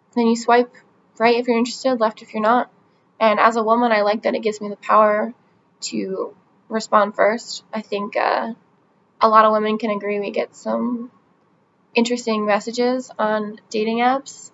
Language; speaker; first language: English; native; English